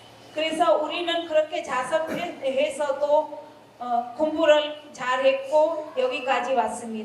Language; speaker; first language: Korean; non-native, learner; Hindi